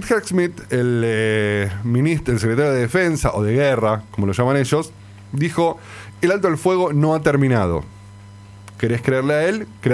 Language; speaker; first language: Spanish; native; Spanish